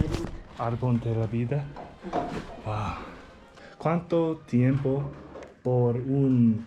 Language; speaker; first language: Spanish; non-native, learner; English